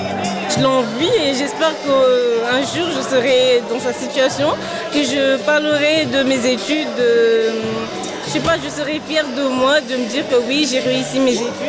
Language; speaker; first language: French; non-native, local second language; Comorian